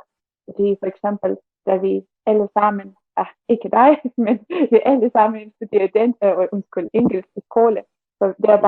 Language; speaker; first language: Danish; non-native, learner; Russian